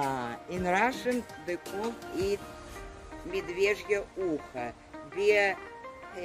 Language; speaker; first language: English; non-native, learner; Russian